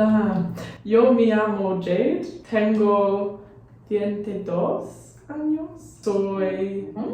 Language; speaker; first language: Spanish; non-native, learner; English